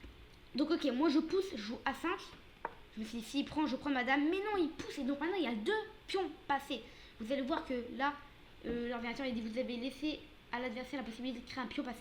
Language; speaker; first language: French; native; French